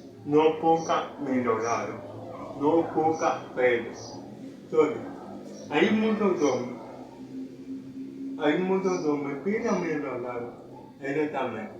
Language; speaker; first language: Spanish; non-native, learner; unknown